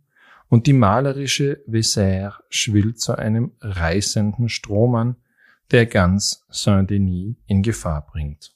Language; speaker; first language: German; native; German